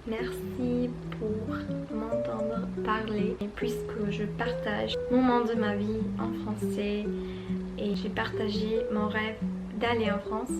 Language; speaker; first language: French; non-native, fluent; English